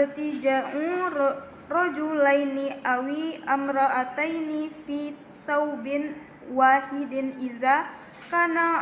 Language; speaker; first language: Arabic; non-native, learner; Indonesian